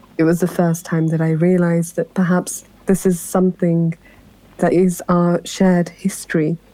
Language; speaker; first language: English; early bilingual, other home language; Pahari-Potwari